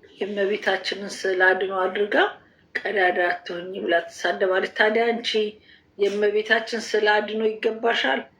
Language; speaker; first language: Amharic; native; Amharic